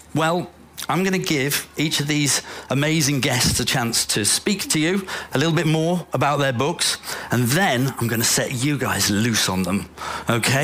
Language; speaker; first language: English; native; English